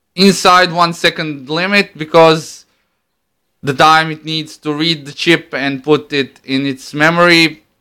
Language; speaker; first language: English; non-native, fluent; Croatian